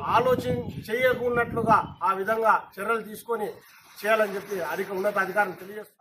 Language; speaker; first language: Telugu; native; Telugu